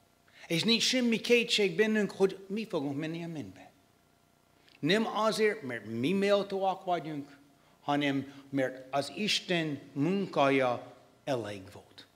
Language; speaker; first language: Hungarian; non-native, fluent; English